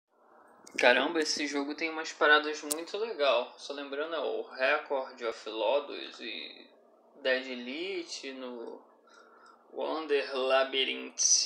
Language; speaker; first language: Portuguese; native; Portuguese